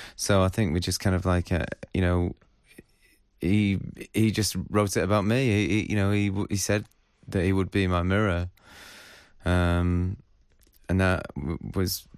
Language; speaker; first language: English; native; English